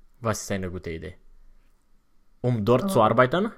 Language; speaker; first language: German; non-native, fluent; Romanian